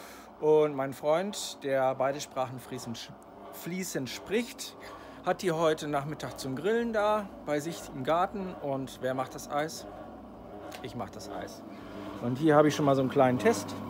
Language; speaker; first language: German; native; German